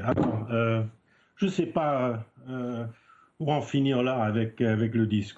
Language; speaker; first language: French; non-native, fluent; English